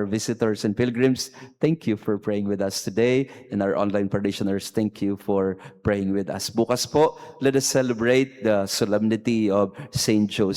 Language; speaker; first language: English; non-native, local second language; Filipino